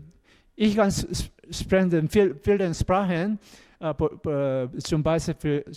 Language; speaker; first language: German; non-native, learner; Korean